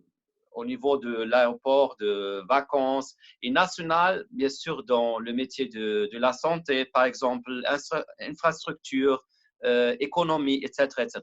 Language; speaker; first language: French; non-native, learner; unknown